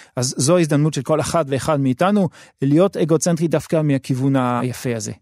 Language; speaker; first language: Hebrew; early bilingual, other home language; French